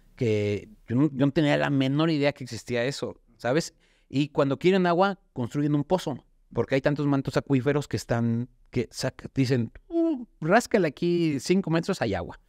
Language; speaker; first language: Spanish; native; Spanish